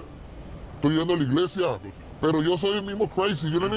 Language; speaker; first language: Spanish; native; Spanish